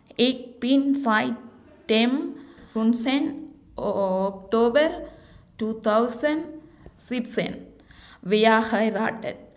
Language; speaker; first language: German; non-native, learner; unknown